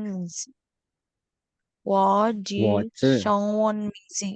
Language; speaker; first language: Chinese; non-native, learner; Filipino